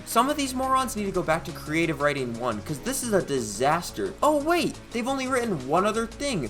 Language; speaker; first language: English; native; English